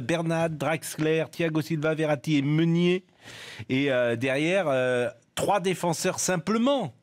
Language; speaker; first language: French; native; French